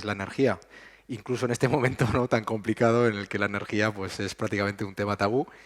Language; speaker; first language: Spanish; native; Spanish